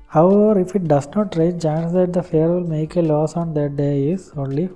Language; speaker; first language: English; non-native, local second language; Malayalam